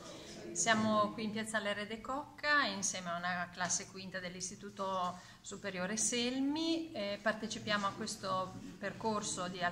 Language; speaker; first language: Italian; native; Italian